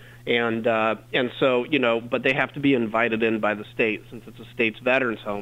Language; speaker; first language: English; native; English